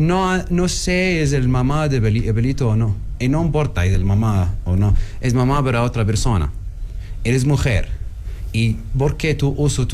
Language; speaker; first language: Spanish; non-native, learner; Arabic